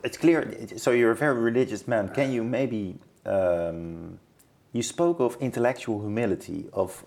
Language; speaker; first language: English; non-native, fluent; Dutch